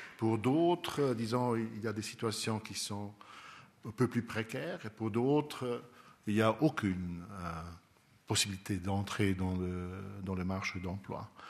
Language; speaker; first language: French; non-native, local second language; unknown